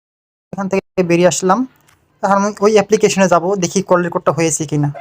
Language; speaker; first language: Bangla; native; Bangla